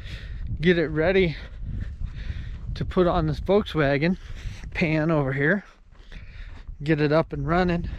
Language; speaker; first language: English; native; English